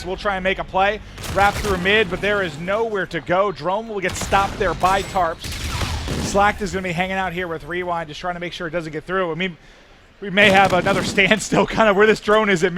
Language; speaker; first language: English; native; English